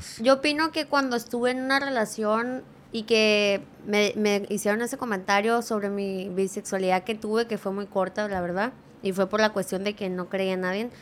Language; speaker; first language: Spanish; early bilingual, heritage; Spanish